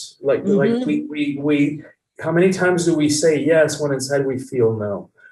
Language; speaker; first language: English; early bilingual, other home language; Spanish